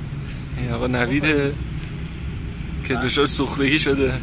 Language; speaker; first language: Persian; native; Persian